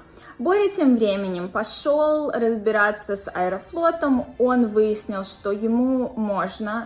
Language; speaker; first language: Russian; native; Russian